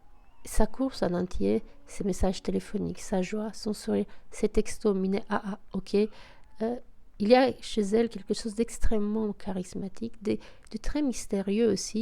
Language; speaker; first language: French; native; French